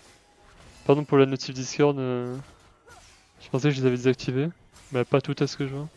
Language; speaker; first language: French; native; French